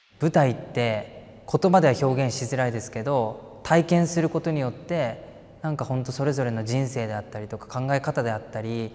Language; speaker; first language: Japanese; native; Japanese